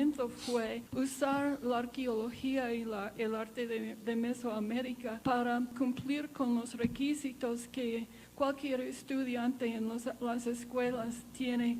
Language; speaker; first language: Spanish; non-native, fluent; English